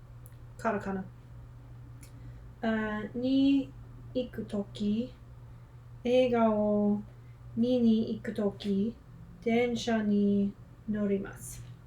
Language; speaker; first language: Japanese; non-native, learner; English